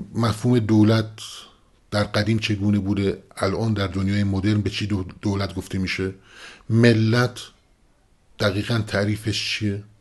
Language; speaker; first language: Persian; non-native, local second language; Kurdish